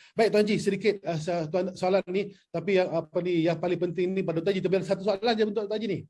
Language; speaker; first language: Malay; non-native, local second language; Chinese